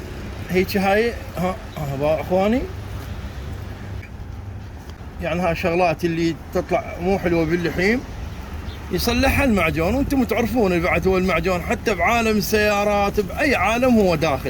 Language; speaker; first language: Arabic; native; Arabic